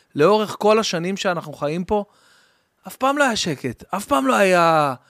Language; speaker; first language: Hebrew; early bilingual, other home language; Arabic